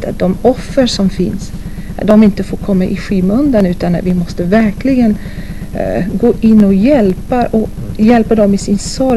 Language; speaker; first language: Swedish; non-native, fluent; English